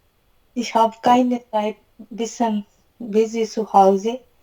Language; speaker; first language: German; non-native, learner; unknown